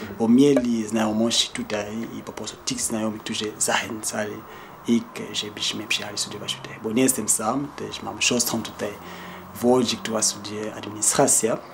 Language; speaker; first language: Polish; non-native, fluent; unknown